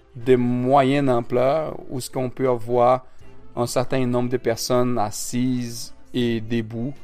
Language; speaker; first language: French; non-native, fluent; Portuguese